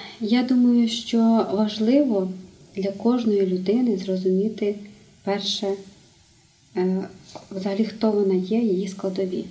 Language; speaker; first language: Ukrainian; native; Ukrainian